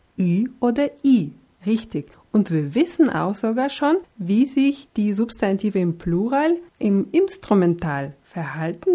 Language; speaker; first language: German; non-native, fluent; Russian